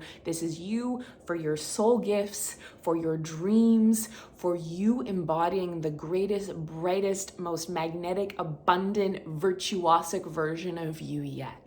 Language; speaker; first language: English; native; English